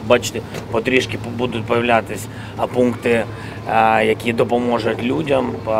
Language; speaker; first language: Ukrainian; non-native, local second language; Russian